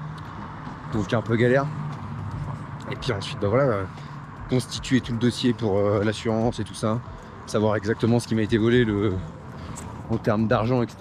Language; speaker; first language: French; native; French